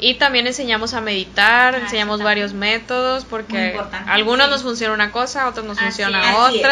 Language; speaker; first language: Spanish; native; Spanish